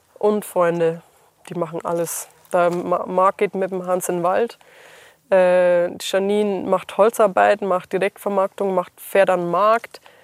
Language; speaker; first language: German; early bilingual, other home language; English